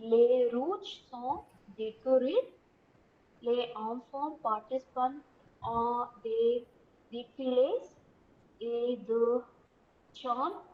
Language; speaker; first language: French; non-native, learner; Tamil